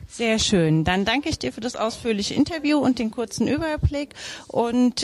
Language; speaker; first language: German; native; German